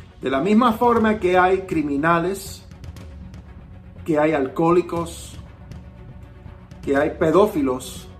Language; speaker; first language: Spanish; early bilingual, heritage; Spanish